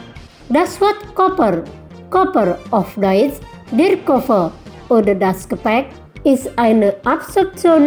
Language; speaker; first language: German; non-native, fluent; Indonesian